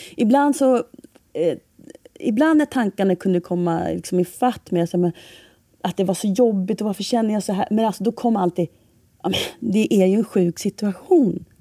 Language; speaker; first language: Swedish; native; Swedish